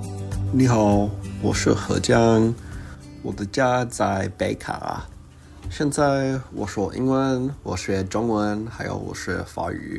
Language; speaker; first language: Chinese; early bilingual, heritage; English